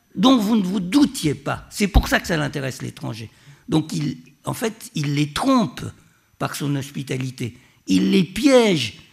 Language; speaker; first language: French; native; French